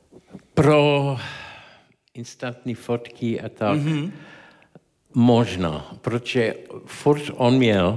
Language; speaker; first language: Czech; non-native, learner; English